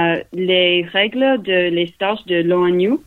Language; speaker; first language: French; non-native, learner; English